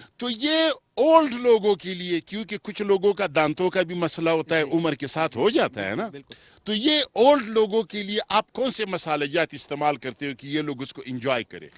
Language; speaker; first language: Urdu; non-native, local second language; Pashto